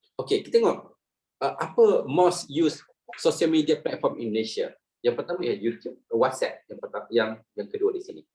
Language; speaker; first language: Malay; native; Malay